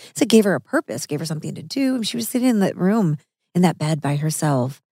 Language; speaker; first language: English; native; English